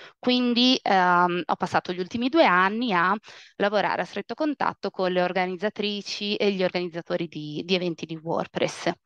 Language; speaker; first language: Italian; native; Italian